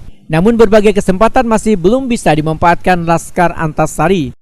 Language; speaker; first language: Indonesian; non-native, local second language; Banjar